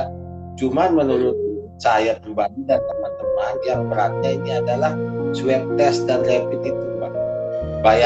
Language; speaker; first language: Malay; non-native, local second language; Sasak